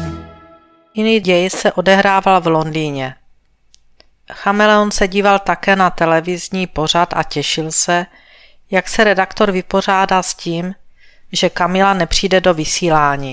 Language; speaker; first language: Czech; native; Czech